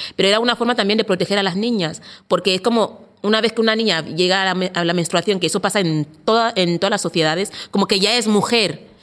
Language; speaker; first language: Spanish; non-native, local second language; Fang